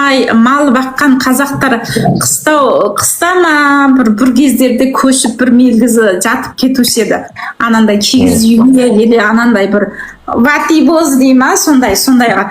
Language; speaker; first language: Kazakh; early bilingual, heritage; Kazakh